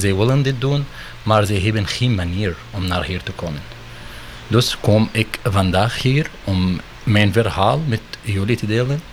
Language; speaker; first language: Dutch; non-native, learner; Arabic